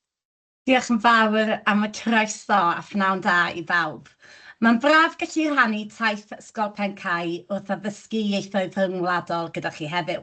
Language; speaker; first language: Welsh; native; Welsh